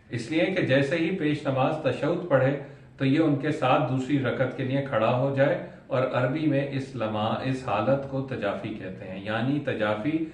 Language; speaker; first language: Urdu; native; Urdu